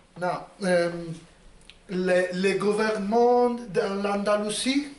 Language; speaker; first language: French; non-native, learner; Spanish